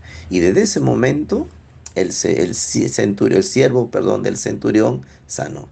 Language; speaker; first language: Spanish; native; Spanish